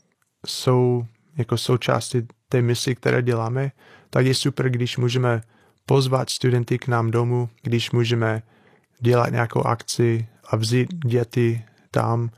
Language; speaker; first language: Czech; non-native, fluent; English